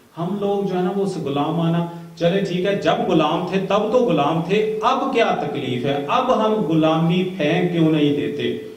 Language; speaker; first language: Urdu; non-native, local second language; Punjabi